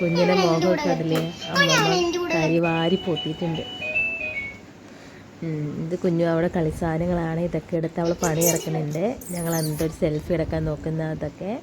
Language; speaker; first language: Malayalam; native; Malayalam